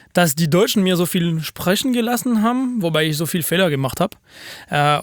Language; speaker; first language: German; non-native, fluent; French